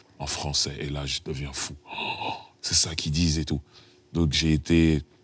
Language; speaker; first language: French; native; French